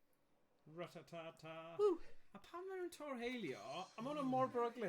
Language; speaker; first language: Welsh; native; Welsh